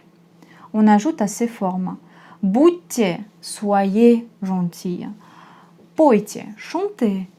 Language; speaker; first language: French; non-native, fluent; Russian